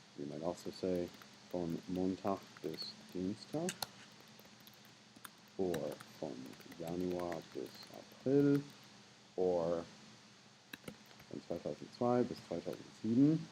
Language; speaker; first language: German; non-native, fluent; English